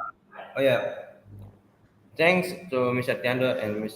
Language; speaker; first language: English; non-native, learner; Indonesian